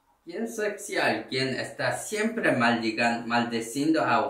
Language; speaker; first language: Spanish; non-native, learner; Korean